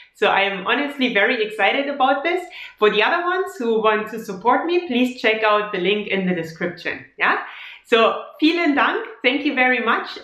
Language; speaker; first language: English; non-native, fluent; German